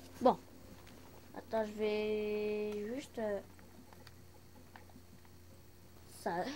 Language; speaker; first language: French; non-native, local second language; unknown